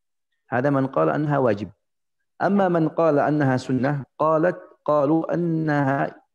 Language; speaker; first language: Arabic; native; Arabic